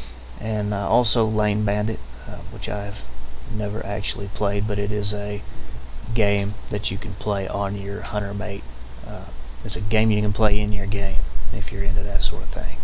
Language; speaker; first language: English; native; English